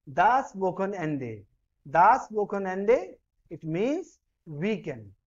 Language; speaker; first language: German; non-native, fluent; Hindi